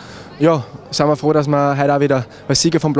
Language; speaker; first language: German; native; German